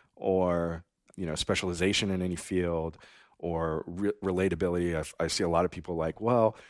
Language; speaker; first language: English; native; English